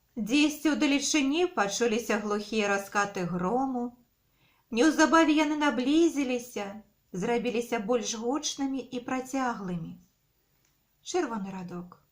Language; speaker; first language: Belarusian; non-native, local second language; Russian